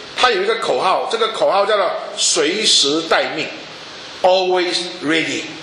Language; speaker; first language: Chinese; native; Chinese